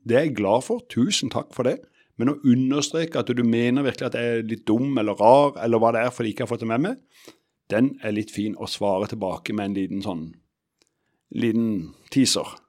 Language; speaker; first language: Norwegian; native; Norwegian